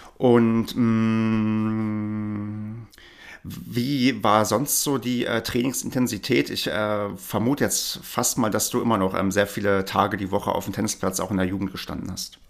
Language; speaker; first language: German; native; German